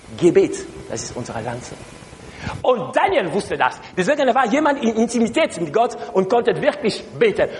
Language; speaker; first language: German; non-native, learner; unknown